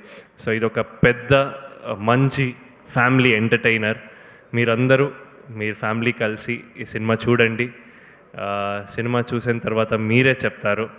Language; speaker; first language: Telugu; non-native, learner; Kannada